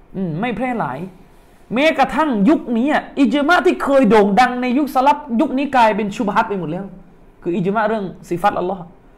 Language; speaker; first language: Thai; native; Thai